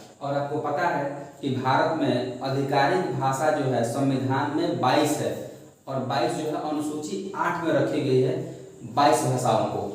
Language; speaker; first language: Hindi; non-native, local second language; Bhojpuri